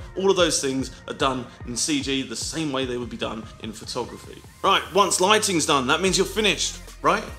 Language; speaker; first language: English; native; English